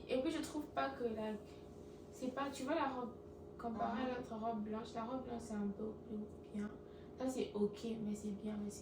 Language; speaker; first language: French; non-native, learner; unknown